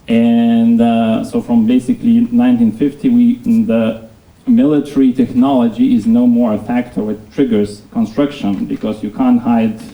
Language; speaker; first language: English; non-native, fluent; Lithuanian